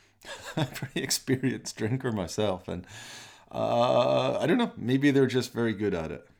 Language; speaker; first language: English; native; English